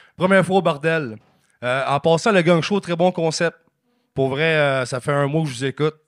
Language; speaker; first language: French; native; French